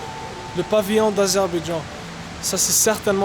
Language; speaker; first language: French; non-native, local second language; Arabic